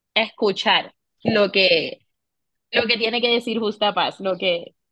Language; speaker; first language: Spanish; native; Spanish